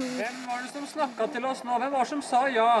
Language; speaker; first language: Norwegian; native; Norwegian